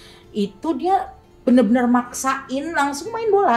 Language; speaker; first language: Indonesian; native; Indonesian